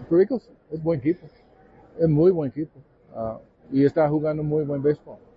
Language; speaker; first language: Spanish; non-native, learner; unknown